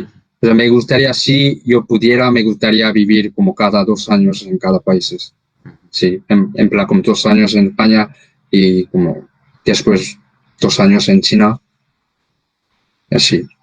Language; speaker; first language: Spanish; non-native, fluent; Korean